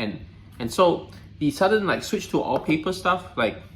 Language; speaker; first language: English; native; English